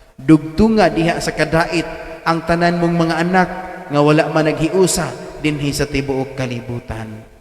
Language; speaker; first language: Cebuano; native; Cebuano